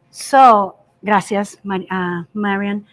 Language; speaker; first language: Spanish; early bilingual, heritage; English